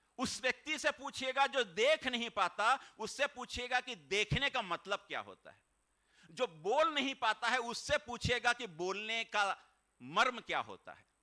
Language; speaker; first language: Hindi; native; Hindi